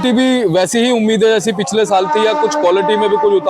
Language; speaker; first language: Hindi; native; Hindi